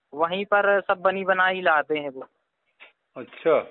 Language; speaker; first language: Hindi; native; Hindi